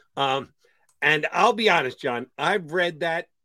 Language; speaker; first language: English; native; English